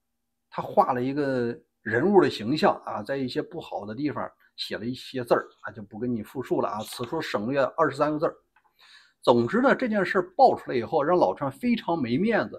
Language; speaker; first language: Chinese; native; Chinese